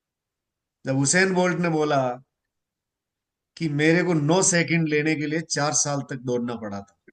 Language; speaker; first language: Hindi; native; Hindi